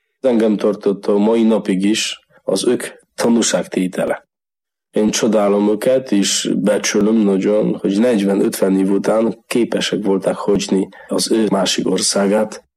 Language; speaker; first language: Hungarian; non-native, learner; Polish